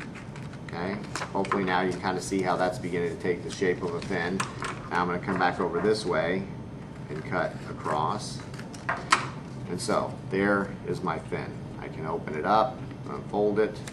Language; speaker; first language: English; native; English